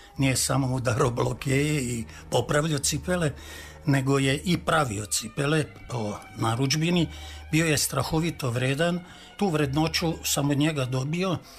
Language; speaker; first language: Serbian; native; Serbian